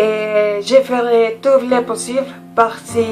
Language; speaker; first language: French; non-native, learner; Spanish